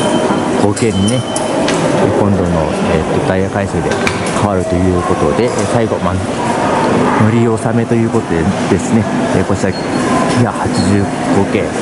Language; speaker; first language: Japanese; native; Japanese